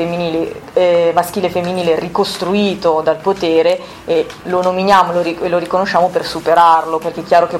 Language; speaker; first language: Italian; native; Italian